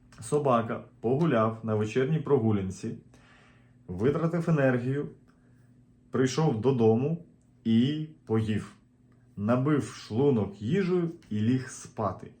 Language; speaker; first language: Ukrainian; native; Ukrainian